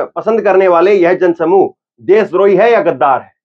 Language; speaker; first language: Hindi; native; Hindi